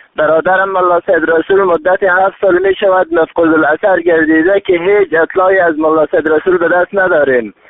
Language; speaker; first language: Persian; native; Persian